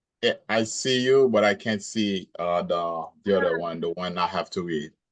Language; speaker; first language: English; non-native, local second language; Haitian Creole